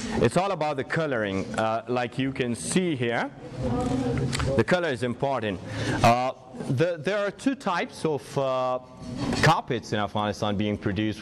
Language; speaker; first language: English; non-native, fluent; Persian